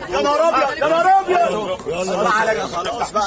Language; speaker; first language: Arabic; native; Arabic